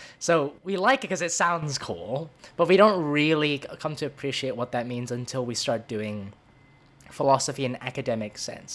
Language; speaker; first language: English; non-native, local second language; Cantonese